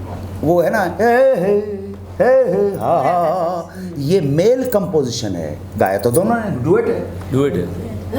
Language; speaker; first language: Hindi; native; Hindi